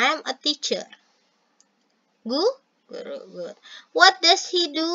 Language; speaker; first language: English; non-native, fluent; Indonesian